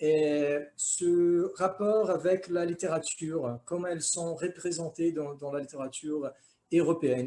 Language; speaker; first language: French; non-native, fluent; Portuguese